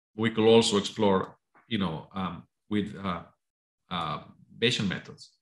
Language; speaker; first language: English; non-native, fluent; Spanish